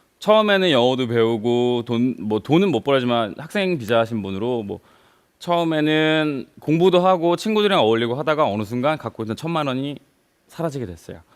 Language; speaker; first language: Korean; native; Korean